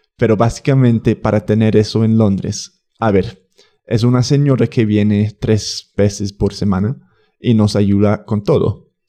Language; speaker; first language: Spanish; non-native, fluent; English